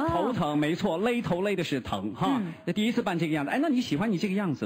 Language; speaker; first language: Chinese; native; Chinese